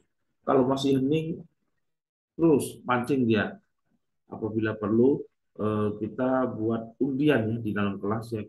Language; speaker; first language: Indonesian; native; Indonesian